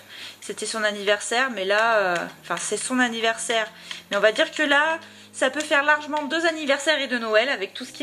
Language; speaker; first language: French; native; French